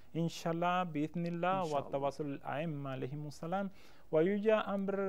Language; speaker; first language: Arabic; non-native, learner; Spanish